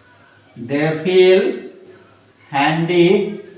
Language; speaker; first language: English; non-native, local second language; Hindi